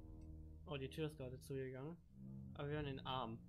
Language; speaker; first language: German; native; German